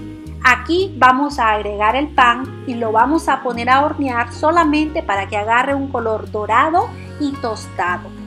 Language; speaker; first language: Spanish; native; Spanish